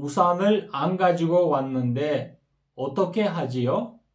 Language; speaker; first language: Korean; non-native, fluent; Kyrgyz